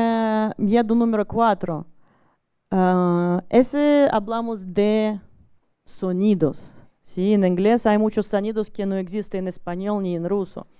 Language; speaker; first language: Spanish; non-native, learner; Russian